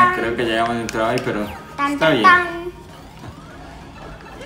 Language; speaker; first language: Spanish; native; Spanish